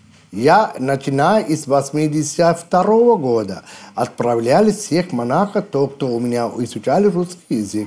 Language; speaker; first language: Russian; non-native, fluent; Sinhala